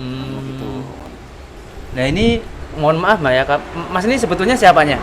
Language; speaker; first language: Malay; non-native, local second language; Javanese